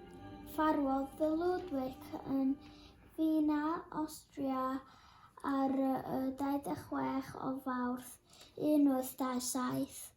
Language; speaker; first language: Welsh; non-native, local second language; English